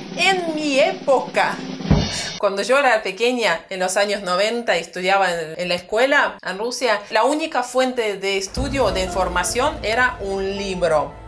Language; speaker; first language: Spanish; non-native, fluent; Russian